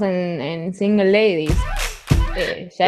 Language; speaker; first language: Spanish; native; Spanish